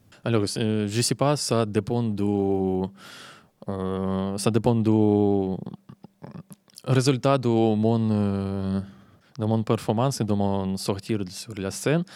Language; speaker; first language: French; non-native, learner; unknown